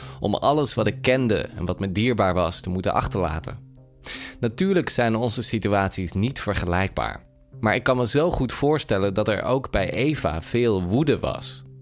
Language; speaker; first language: Dutch; native; Dutch